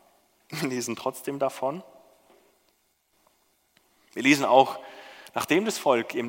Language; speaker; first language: German; native; German